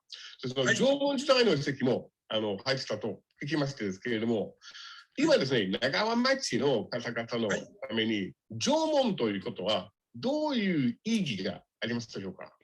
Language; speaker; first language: Japanese; non-native, fluent; English